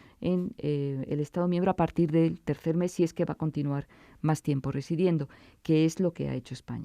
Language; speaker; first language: Spanish; native; Spanish